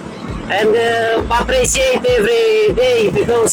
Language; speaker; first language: English; non-native, learner; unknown